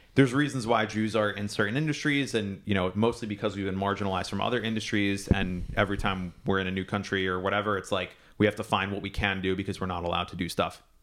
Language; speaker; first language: English; native; English